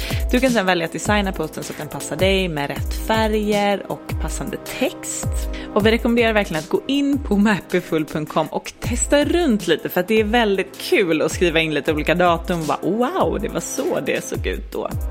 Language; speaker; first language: Swedish; native; Swedish